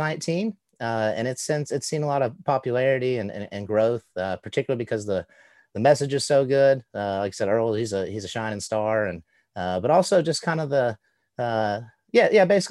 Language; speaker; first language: English; native; English